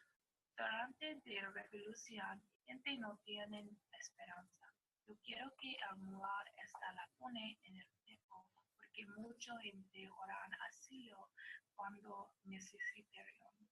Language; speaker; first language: Spanish; non-native, learner; English